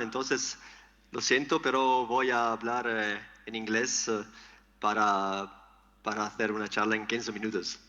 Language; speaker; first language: Spanish; non-native, learner; French